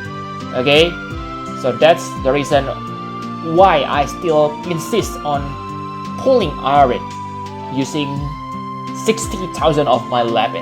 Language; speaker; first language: English; non-native, fluent; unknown